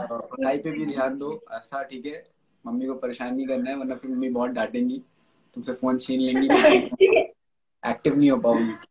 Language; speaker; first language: Hindi; native; Hindi